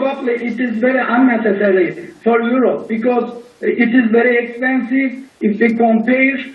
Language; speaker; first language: English; non-native, learner; Turkish